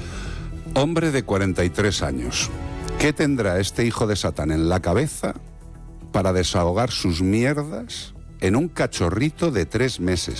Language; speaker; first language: Spanish; native; Spanish